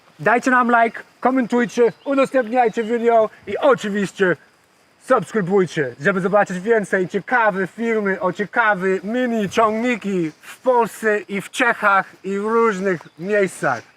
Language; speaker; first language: Polish; non-native, learner; English